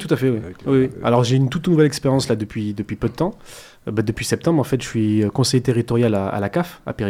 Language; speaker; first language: French; early bilingual, other home language; Arabic